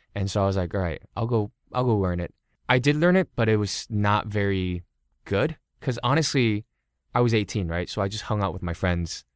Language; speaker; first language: English; early bilingual, other home language; Cantonese